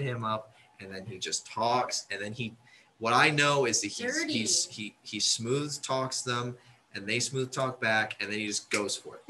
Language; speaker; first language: English; native; English